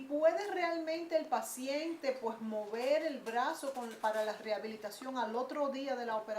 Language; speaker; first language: Spanish; native; Spanish